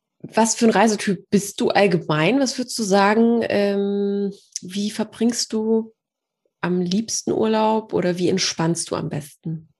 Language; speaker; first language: German; early bilingual, other home language; Polish